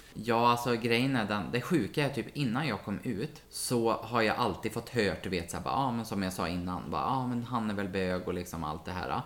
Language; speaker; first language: Swedish; native; Swedish